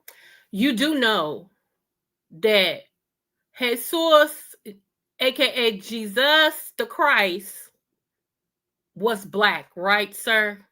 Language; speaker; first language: English; native; English